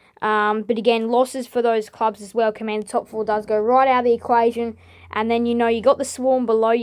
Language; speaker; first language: English; native; English